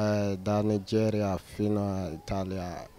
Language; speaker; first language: Italian; non-native, learner; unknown